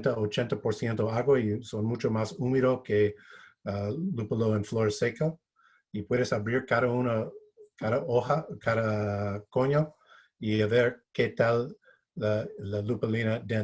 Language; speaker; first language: Spanish; non-native, fluent; English